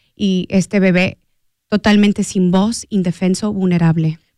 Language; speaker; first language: Spanish; early bilingual, heritage; Spanish